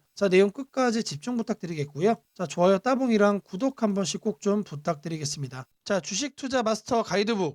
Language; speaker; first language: Korean; native; Korean